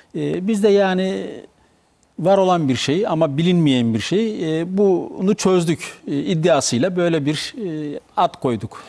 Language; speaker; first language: Turkish; native; Turkish